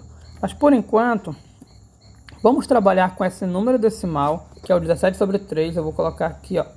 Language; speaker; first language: Portuguese; native; Portuguese